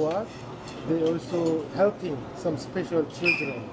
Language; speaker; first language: English; non-native, learner; Korean